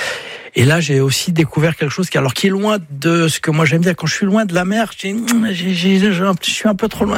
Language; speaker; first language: French; native; French